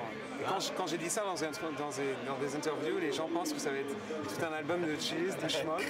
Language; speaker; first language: French; non-native, fluent; English